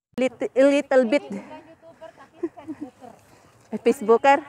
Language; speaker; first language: English; non-native, learner; Filipino